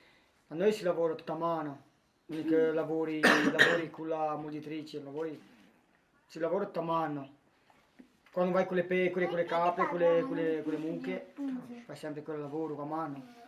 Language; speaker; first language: Italian; non-native, learner; Romanian